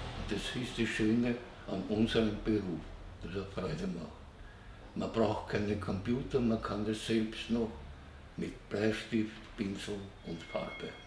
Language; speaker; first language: German; native; German